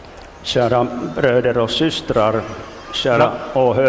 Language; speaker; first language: Swedish; non-native, local second language; Finnish